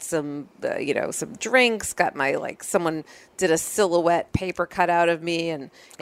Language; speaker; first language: English; native; English